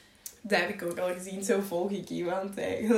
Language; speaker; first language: Dutch; native; Dutch